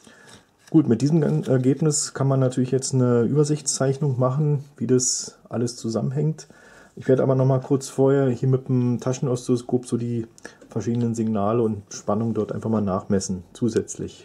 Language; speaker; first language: German; native; German